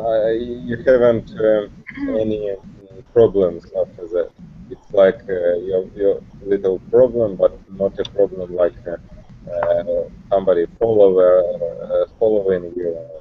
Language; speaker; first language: English; non-native, learner; Russian